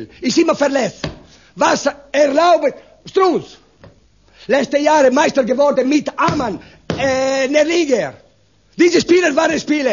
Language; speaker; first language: German; non-native, learner; Italian